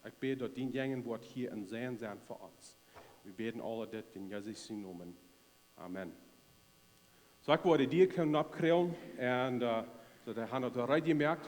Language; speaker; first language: German; non-native, learner; Plautdietsch